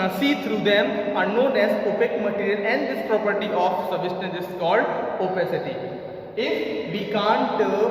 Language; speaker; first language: English; non-native, local second language; Hindi